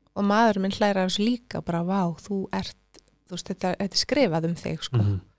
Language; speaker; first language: Icelandic; non-native, local second language; Swedish